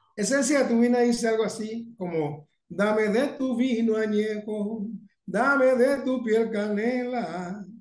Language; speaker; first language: Spanish; native; Spanish